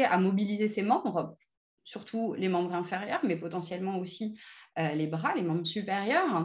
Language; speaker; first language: French; native; French